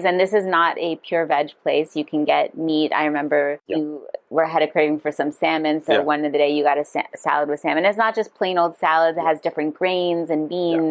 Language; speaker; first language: English; non-native, fluent; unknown